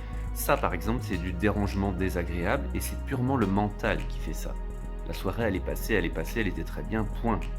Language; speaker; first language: French; native; French